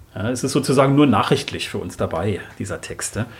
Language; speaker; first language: German; native; German